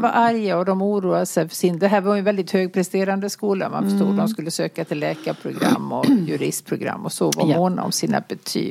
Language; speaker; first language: Swedish; native; Swedish